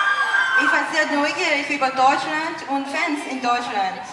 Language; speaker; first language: German; non-native, learner; Korean